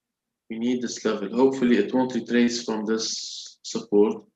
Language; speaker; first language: English; non-native, local second language; Arabic